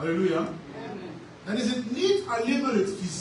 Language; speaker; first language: Dutch; non-native, fluent; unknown